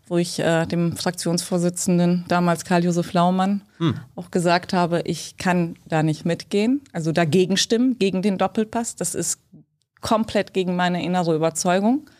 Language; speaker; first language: German; early bilingual, other home language; Turkish